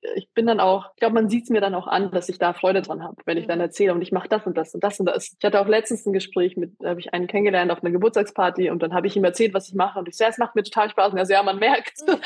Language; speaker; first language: German; early bilingual, other home language; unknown